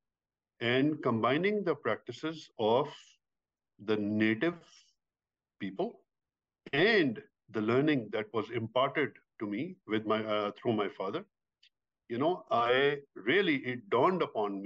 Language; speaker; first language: English; non-native, local second language; Urdu